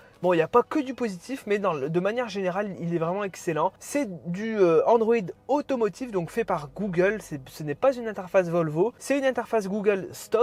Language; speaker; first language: French; native; French